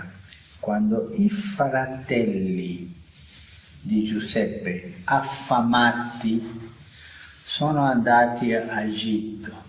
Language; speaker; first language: Italian; non-native, fluent; Spanish